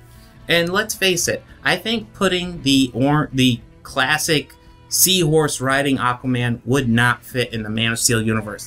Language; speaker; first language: English; native; English